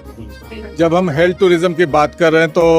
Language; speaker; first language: Hindi; native; Hindi